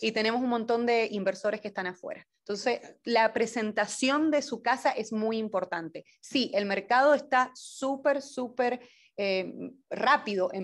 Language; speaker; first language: Spanish; native; Spanish